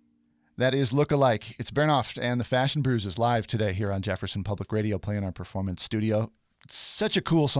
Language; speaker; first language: English; native; English